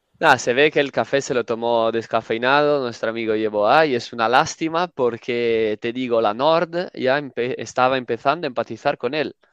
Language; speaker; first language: Spanish; non-native, fluent; Italian